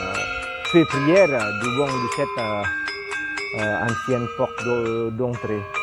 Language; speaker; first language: French; non-native, learner; Indonesian